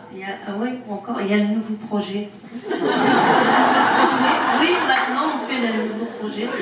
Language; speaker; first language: French; non-native, learner; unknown